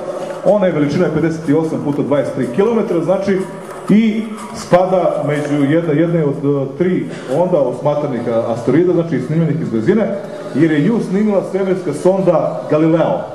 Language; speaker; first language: Serbian; native; Serbian